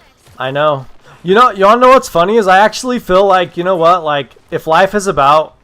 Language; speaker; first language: English; native; English